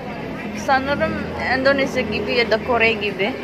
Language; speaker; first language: Turkish; non-native, learner; Indonesian